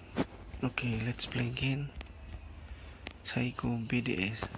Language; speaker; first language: English; non-native, learner; Indonesian